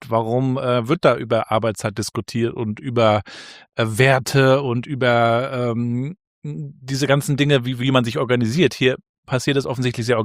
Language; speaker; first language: German; native; German